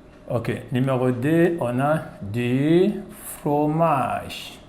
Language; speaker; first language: French; non-native, fluent; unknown